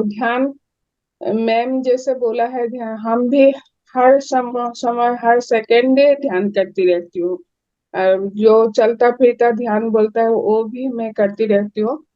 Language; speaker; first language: Hindi; non-native, local second language; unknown